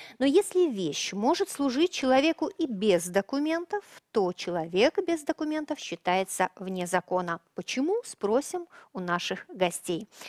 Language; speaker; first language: Russian; native; Russian